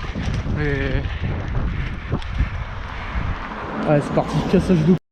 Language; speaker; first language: French; native; French